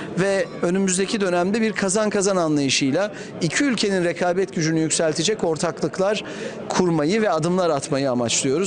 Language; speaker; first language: Turkish; native; Turkish